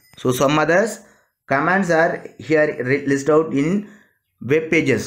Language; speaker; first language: English; non-native, local second language; Tamil